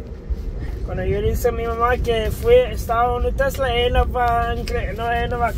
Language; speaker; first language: Spanish; early bilingual, heritage; Spanish